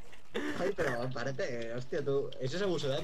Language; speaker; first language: Spanish; native; Spanish